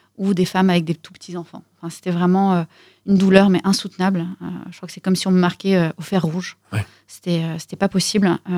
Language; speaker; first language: French; early bilingual, other home language; Russian